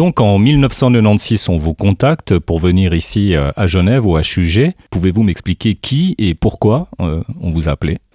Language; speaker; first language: French; native; French